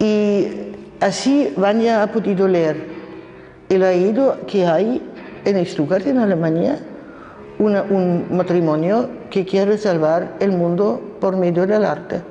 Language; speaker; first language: Spanish; non-native, fluent; German